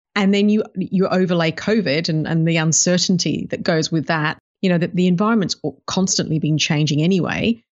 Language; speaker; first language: English; native; English